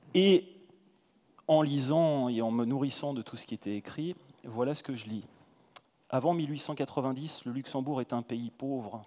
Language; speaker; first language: French; native; French